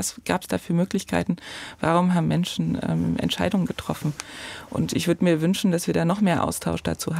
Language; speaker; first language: German; native; German